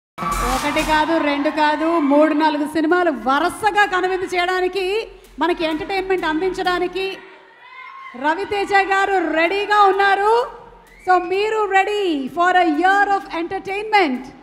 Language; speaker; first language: Telugu; native; Telugu